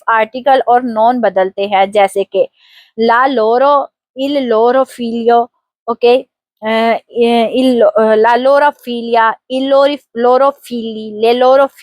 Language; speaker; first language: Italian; non-native, fluent; Urdu